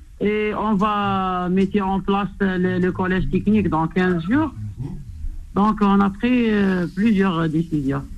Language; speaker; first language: French; non-native, local second language; Arabic